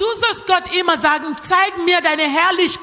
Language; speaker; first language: German; non-native, learner; French